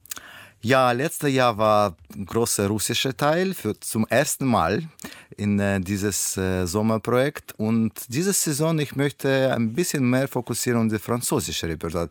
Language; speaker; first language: German; non-native, learner; Russian